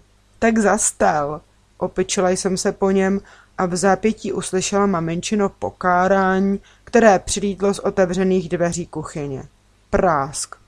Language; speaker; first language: Czech; native; Czech